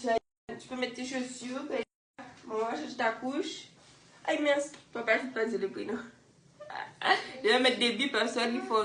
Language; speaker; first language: French; native; French